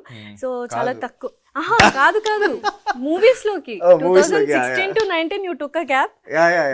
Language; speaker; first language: Telugu; native; Telugu